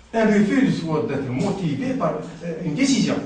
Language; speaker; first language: French; non-native, local second language; Arabic